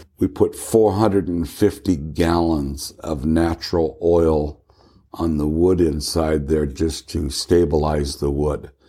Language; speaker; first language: English; native; English